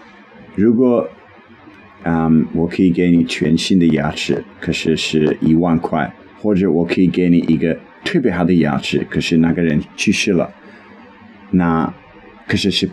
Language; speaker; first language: Chinese; non-native, learner; English